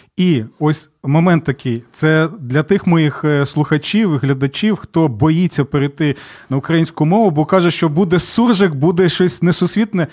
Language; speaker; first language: Ukrainian; native; Ukrainian